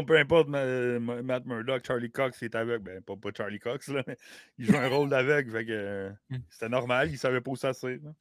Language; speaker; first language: French; native; French